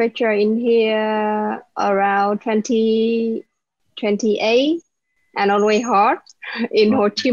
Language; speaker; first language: English; non-native, learner; Vietnamese